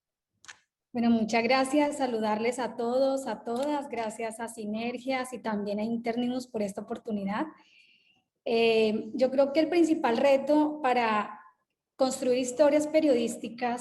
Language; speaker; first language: Spanish; native; Spanish